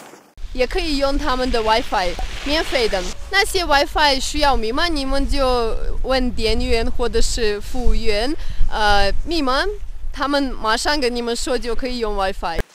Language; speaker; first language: Chinese; non-native, fluent; Russian